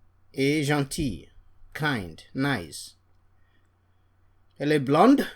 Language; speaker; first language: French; non-native, fluent; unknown